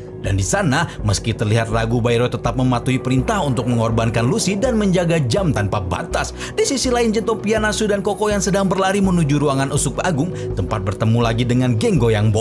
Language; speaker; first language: Indonesian; native; Indonesian